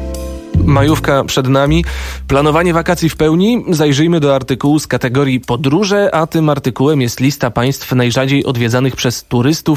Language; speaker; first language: Polish; native; Polish